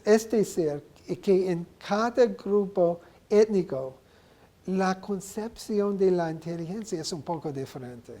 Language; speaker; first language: Spanish; non-native, learner; English